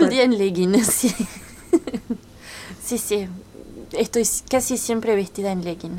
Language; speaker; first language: Spanish; early bilingual, heritage; French